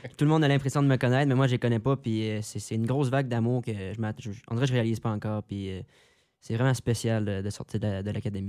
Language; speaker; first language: French; native; French